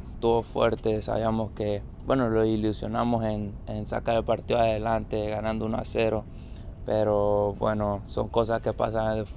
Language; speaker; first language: Spanish; early bilingual, heritage; Spanish